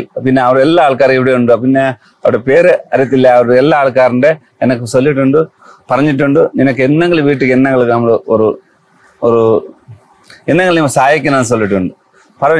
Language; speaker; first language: Malayalam; non-native, learner; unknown